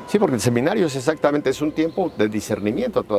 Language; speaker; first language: Spanish; native; Spanish